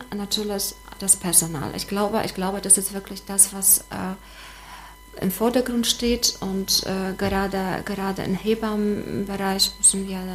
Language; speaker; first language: German; non-native, fluent; Polish